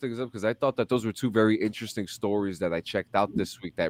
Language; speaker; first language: English; native; English